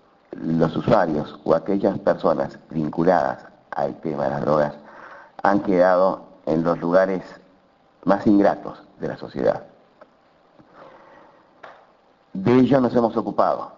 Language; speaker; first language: Spanish; native; Spanish